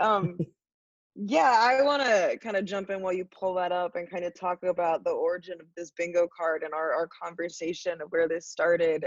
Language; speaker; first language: English; native; English